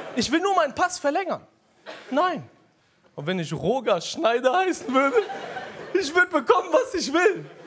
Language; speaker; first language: German; native; German